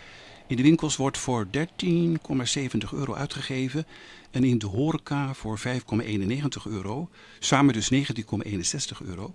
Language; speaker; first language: Dutch; native; Dutch